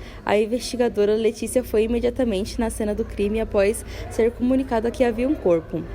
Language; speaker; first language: Portuguese; native; Portuguese